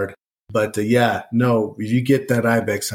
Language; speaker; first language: English; native; English